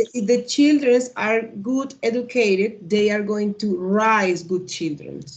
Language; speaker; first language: English; non-native, learner; Spanish